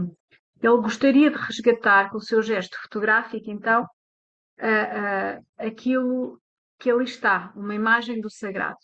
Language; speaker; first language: Portuguese; native; Portuguese